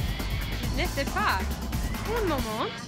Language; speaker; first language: French; non-native, learner; English